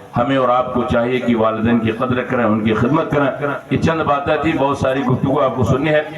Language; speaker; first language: Urdu; native; Urdu